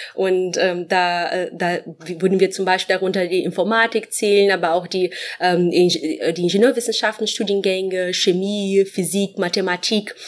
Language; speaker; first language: German; non-native, fluent; Portuguese